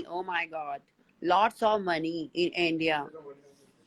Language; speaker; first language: English; non-native, learner; Hindi